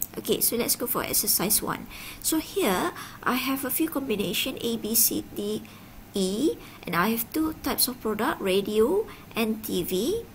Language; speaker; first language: English; non-native, local second language; Malay